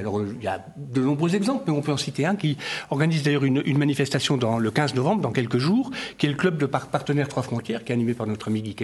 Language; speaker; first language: French; native; French